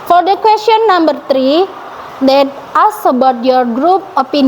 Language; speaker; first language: English; non-native, learner; Indonesian